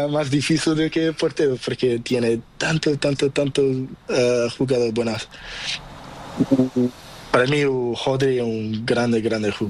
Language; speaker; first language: Spanish; non-native, learner; Portuguese